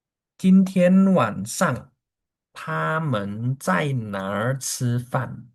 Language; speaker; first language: Chinese; non-native, fluent; Indonesian